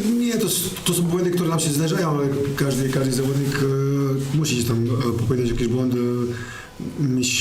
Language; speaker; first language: Polish; non-native, fluent; Serbian